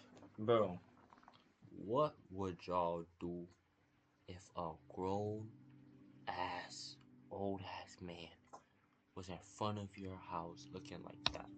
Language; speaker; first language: English; native; English